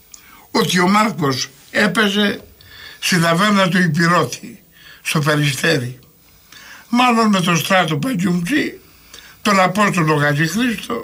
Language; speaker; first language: Greek; native; Greek